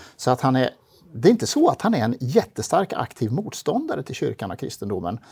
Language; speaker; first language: Swedish; native; Swedish